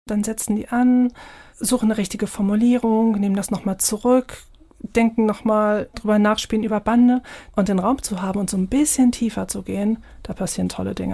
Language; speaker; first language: German; native; German